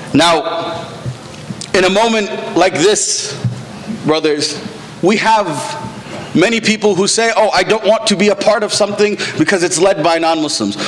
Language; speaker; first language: English; native; English